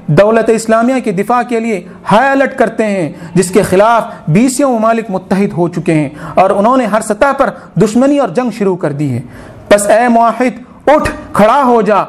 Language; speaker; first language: Urdu; native; Urdu